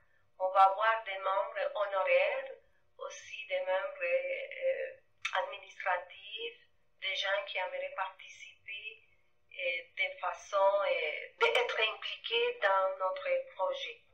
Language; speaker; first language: French; non-native, fluent; Spanish